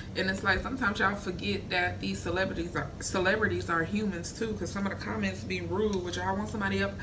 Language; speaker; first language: English; native; English